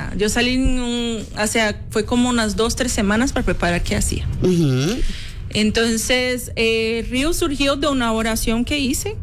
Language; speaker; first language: Spanish; non-native, fluent; Portuguese